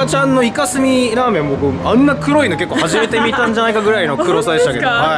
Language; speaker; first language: Japanese; native; Japanese